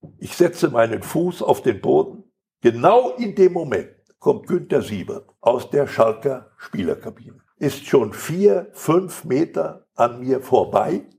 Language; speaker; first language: German; native; German